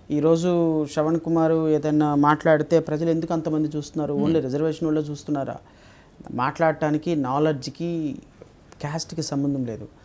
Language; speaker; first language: Telugu; native; Telugu